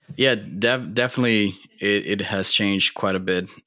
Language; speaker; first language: English; non-native, fluent; Portuguese